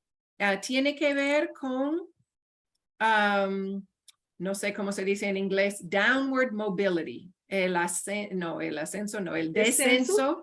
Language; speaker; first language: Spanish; non-native, fluent; English